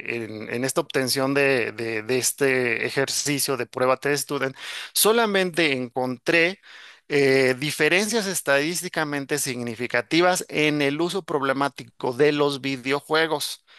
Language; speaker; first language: Spanish; native; Spanish